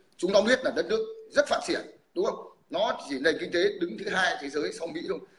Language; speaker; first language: Vietnamese; native; Vietnamese